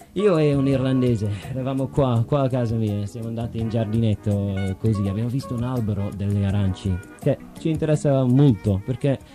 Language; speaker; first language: Italian; non-native, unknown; English